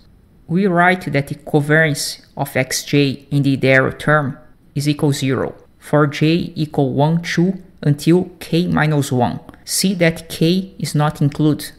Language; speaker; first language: English; non-native, fluent; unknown